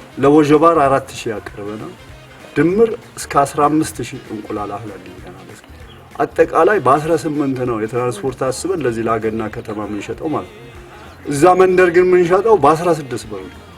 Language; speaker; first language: Amharic; non-native, local second language; Sebat Bet Gurage